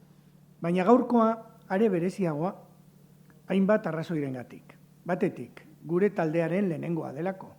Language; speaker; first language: Basque; native; Basque